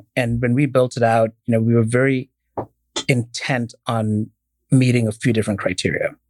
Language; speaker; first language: English; non-native, fluent; Arabic